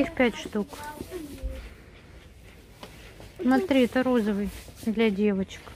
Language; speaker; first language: Russian; native; Russian